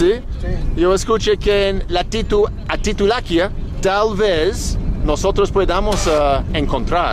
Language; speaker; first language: Spanish; non-native, learner; English